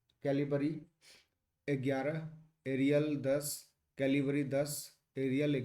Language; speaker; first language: Hindi; native; Hindi